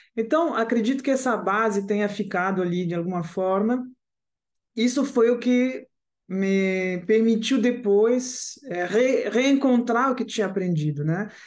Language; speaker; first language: Portuguese; non-native, fluent; French